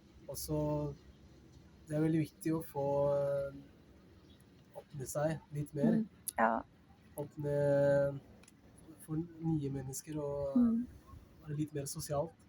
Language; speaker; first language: Norwegian; non-native, fluent; Spanish